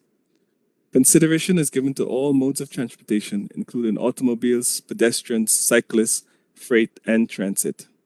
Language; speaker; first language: English; native; English